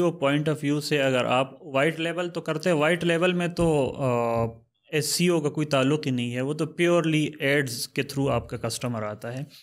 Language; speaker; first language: Urdu; non-native, local second language; Pashto